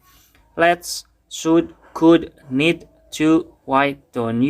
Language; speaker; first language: English; non-native, fluent; Indonesian